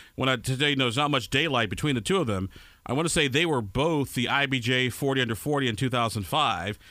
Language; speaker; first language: English; native; English